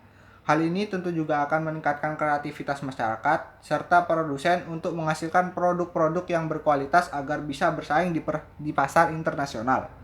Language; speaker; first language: Indonesian; native; Indonesian